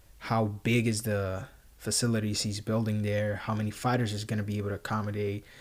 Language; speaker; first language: English; non-native, local second language; Spanish